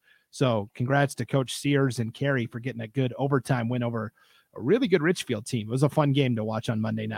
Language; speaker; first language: English; native; English